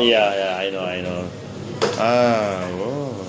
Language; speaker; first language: English; non-native, learner; Korean